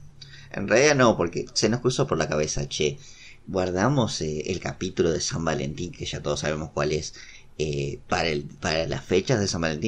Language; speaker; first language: Spanish; native; Spanish